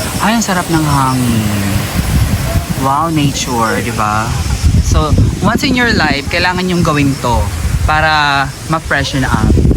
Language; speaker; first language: Filipino; native; Filipino